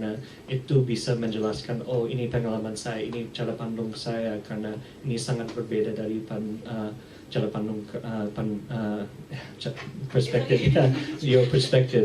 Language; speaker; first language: Indonesian; early bilingual, heritage; English